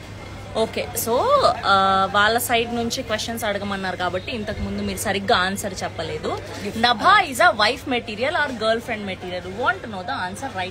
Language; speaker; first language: Telugu; native; Telugu